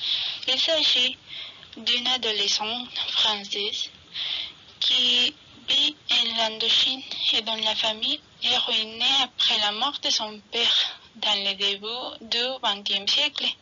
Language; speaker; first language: French; non-native, learner; Spanish